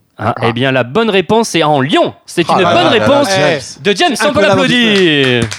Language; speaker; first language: French; native; French